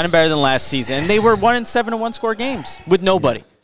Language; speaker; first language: English; native; English